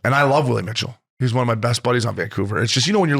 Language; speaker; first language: English; native; English